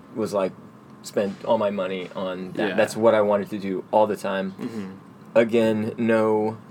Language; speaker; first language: English; native; English